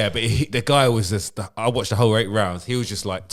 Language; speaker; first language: English; native; English